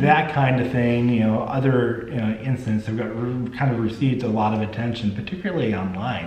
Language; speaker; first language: English; native; English